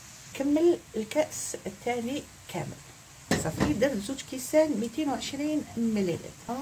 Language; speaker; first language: Arabic; native; Arabic